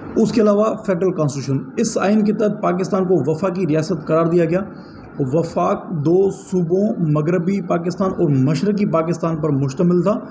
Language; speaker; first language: Urdu; non-native, local second language; Sindhi